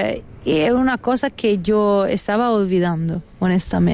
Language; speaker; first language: Spanish; non-native, fluent; Italian